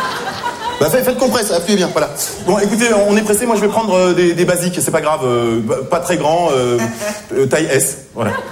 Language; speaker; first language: French; native; French